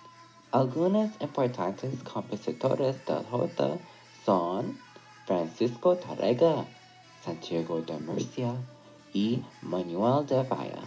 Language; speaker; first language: Spanish; non-native, learner; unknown